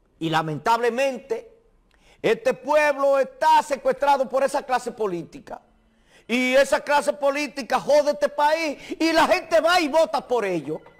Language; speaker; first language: Spanish; native; Spanish